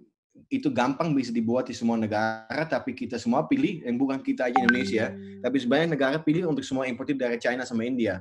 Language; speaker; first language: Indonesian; non-native, fluent; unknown